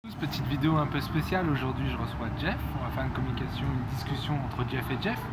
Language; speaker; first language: French; native; French